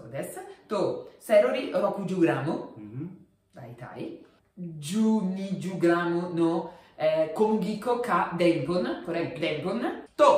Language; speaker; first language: Japanese; non-native, learner; Italian